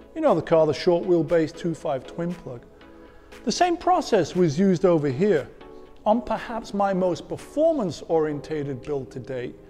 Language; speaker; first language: English; native; English